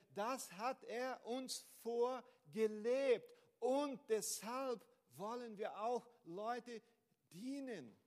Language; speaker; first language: German; non-native, fluent; Portuguese